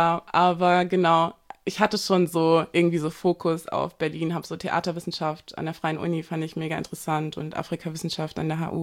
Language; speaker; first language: German; native; German